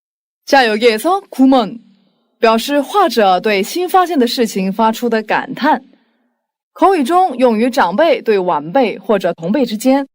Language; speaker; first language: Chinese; non-native, fluent; Korean